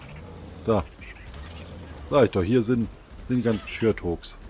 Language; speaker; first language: German; native; German